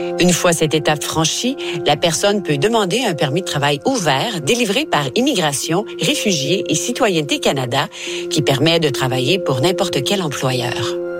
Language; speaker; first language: French; native; French